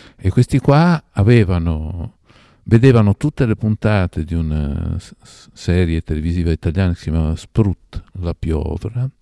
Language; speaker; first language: Italian; native; Italian